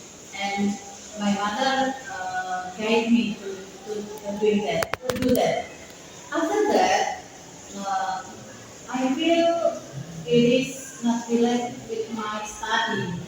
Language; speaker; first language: English; non-native, learner; Indonesian